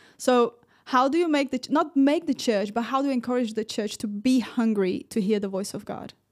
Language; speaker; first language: English; non-native, fluent; Portuguese